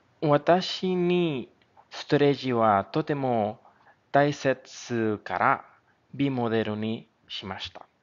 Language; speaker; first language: Japanese; non-native, learner; Spanish